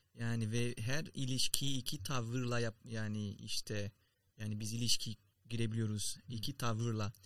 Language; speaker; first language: Turkish; non-native, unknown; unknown